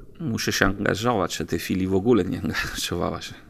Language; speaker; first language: Polish; non-native, learner; Italian